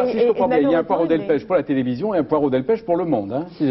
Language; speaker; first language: French; native; French